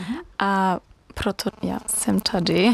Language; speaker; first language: Czech; non-native, learner; German